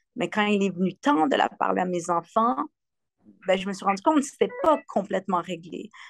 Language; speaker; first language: French; early bilingual, other home language; Spanish